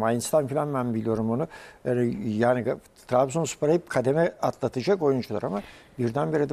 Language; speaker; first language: Turkish; native; Turkish